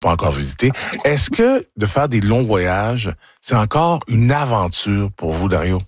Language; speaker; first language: French; native; French